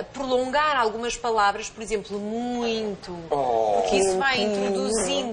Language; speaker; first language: Portuguese; native; Portuguese